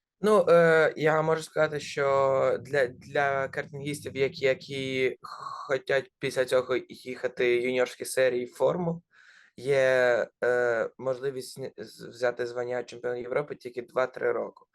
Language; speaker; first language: Ukrainian; non-native, local second language; Russian